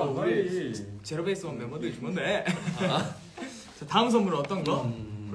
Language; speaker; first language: Korean; native; Korean